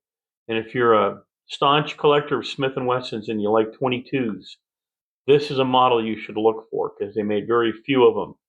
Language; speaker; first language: English; native; English